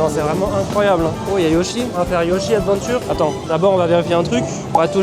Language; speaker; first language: French; native; French